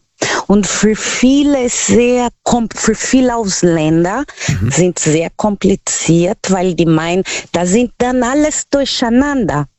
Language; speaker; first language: German; non-native, learner; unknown